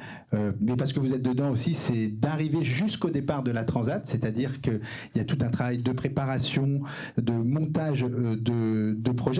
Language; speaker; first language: French; native; French